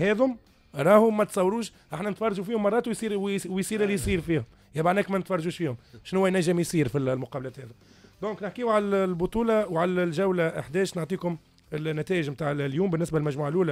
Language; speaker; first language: Arabic; native; Arabic